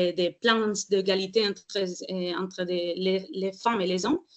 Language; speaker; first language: French; non-native, fluent; Spanish